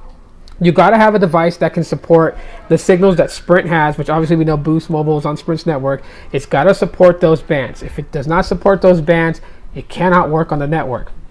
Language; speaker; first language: English; native; English